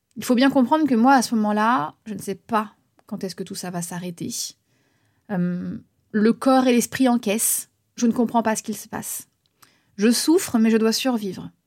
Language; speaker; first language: French; native; French